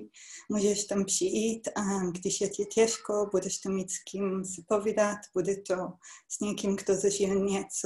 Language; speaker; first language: Czech; non-native, fluent; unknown